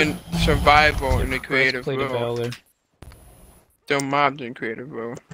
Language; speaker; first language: English; native; English